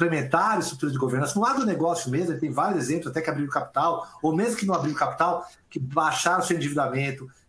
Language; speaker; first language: Portuguese; native; Portuguese